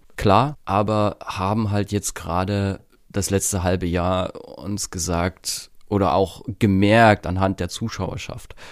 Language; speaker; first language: German; native; German